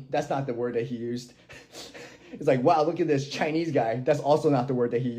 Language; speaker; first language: English; native; English